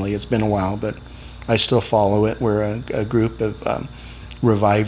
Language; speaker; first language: English; native; English